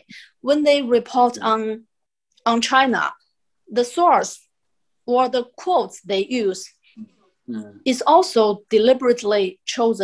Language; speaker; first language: English; non-native, fluent; Chinese